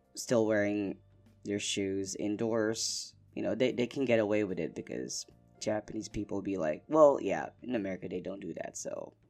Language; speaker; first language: English; non-native, local second language; Filipino